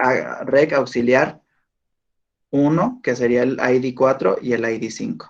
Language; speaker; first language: Spanish; native; Spanish